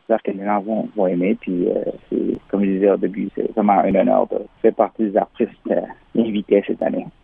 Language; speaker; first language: French; non-native, fluent; Spanish